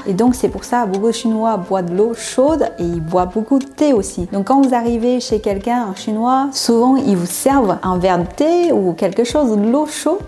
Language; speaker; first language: French; non-native, fluent; Chinese